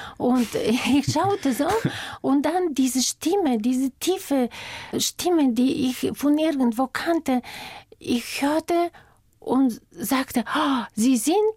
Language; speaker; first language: German; non-native, fluent; Bulgarian